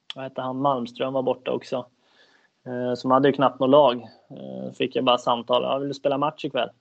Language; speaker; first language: Swedish; native; Swedish